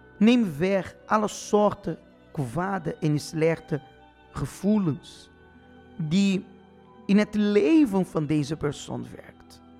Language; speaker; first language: Dutch; non-native, fluent; Portuguese